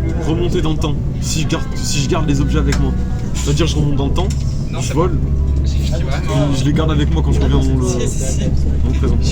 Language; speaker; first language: French; native; French